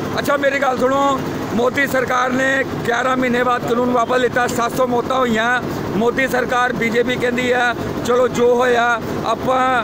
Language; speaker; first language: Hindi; non-native, local second language; Punjabi